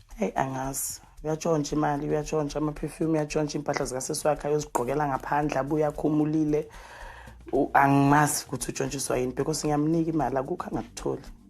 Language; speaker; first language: Zulu; native; Zulu